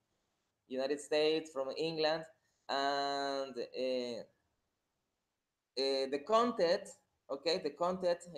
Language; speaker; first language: English; non-native, fluent; Spanish